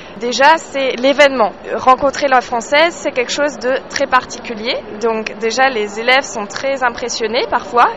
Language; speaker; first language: French; native; French